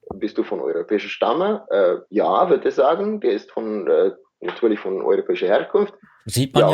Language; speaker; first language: German; non-native, fluent; Afrikaans